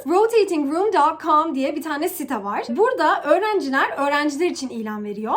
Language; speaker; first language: Turkish; early bilingual, heritage; Turkish